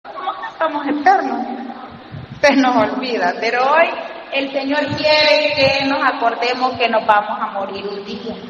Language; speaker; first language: Spanish; native; Spanish